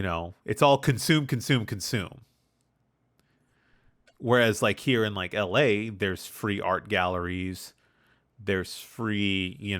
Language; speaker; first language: English; native; English